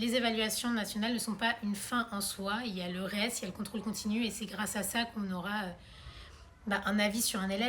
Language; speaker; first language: French; native; French